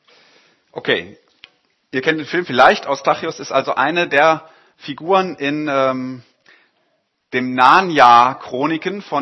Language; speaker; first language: German; native; German